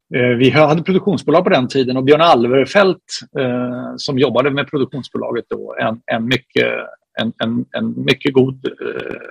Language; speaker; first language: Swedish; native; Swedish